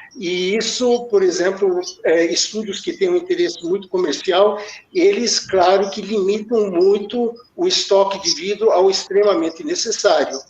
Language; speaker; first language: Portuguese; early bilingual, other home language; German